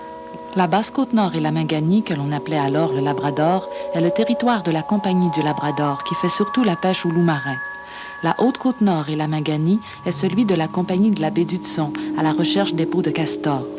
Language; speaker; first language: French; native; French